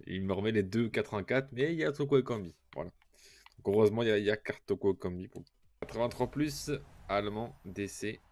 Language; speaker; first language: French; native; French